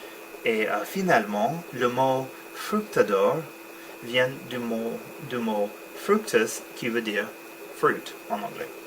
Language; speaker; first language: French; non-native, learner; English